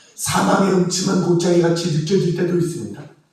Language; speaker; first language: Korean; native; Korean